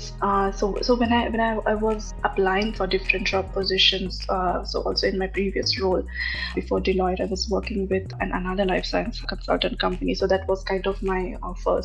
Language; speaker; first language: English; non-native, local second language; Marathi